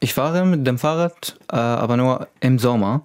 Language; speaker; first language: German; non-native, learner; Arabic